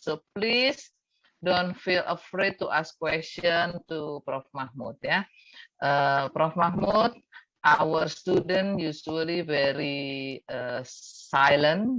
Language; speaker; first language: English; non-native, fluent; Indonesian